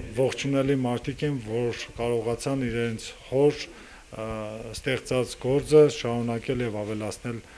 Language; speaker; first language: Armenian; native; Armenian